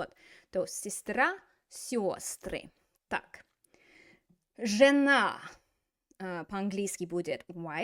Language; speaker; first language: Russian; non-native, fluent; English